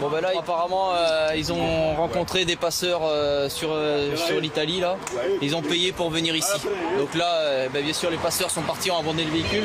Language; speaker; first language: French; native; French